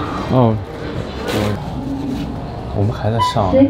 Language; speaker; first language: Chinese; native; Chinese